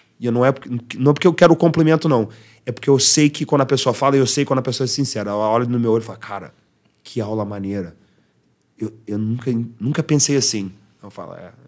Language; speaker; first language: Portuguese; early bilingual, heritage; Portuguese